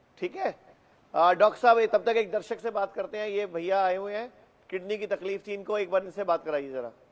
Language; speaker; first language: Hindi; native; Hindi